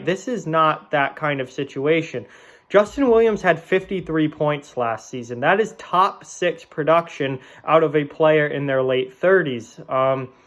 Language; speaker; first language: English; native; English